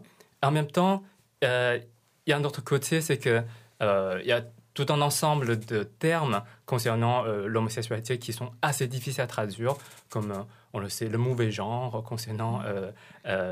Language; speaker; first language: French; non-native, fluent; Chinese